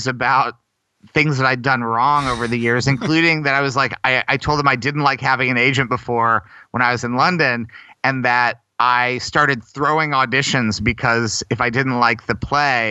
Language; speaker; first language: English; native; English